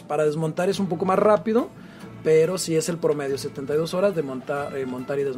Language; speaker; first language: Spanish; native; Spanish